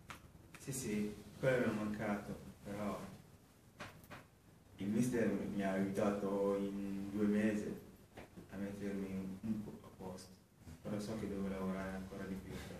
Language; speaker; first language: Italian; non-native, fluent; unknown